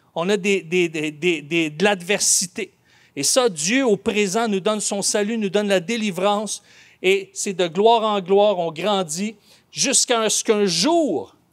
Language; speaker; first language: French; native; French